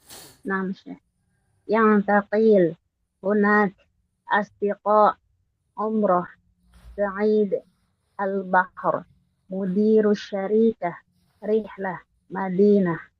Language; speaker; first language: Arabic; non-native, learner; Indonesian